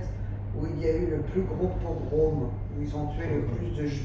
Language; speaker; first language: French; native; French